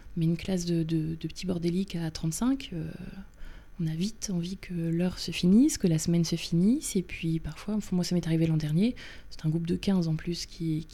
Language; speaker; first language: French; native; French